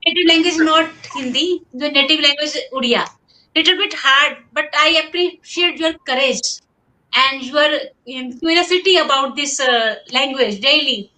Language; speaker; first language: English; non-native, local second language; Hindi